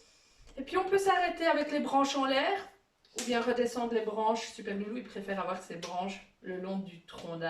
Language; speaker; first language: French; native; French